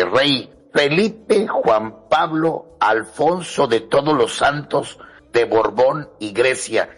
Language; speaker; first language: Spanish; native; Spanish